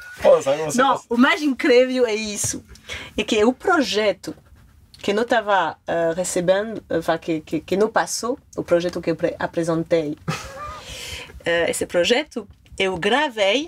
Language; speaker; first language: Portuguese; non-native, fluent; French